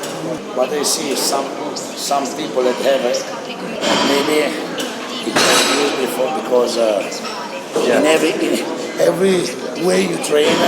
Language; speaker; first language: English; non-native, learner; Italian